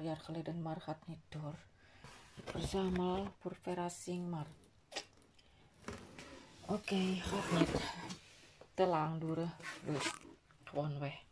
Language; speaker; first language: Dutch; non-native, learner; Indonesian